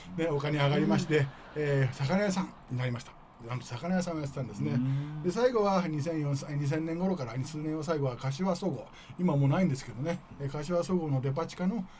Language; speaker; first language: Japanese; native; Japanese